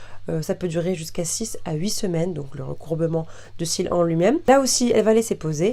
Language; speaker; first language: French; native; French